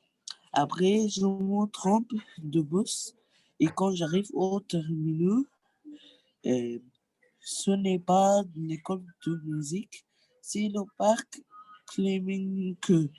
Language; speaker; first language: French; non-native, learner; Arabic